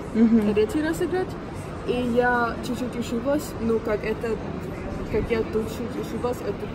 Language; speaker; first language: Russian; early bilingual, heritage; Russian